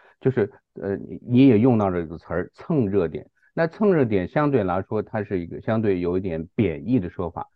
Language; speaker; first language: Chinese; native; Chinese